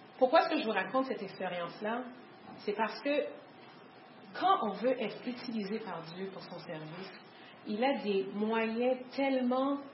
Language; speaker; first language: French; native; French